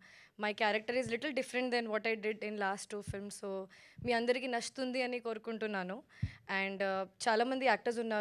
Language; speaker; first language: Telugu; non-native, fluent; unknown